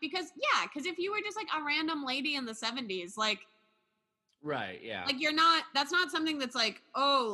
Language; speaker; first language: English; native; English